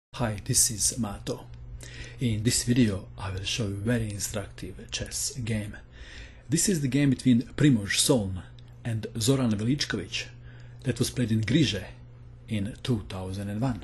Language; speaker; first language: English; non-native, fluent; Croatian